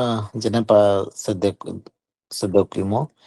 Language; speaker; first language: French; non-native, learner; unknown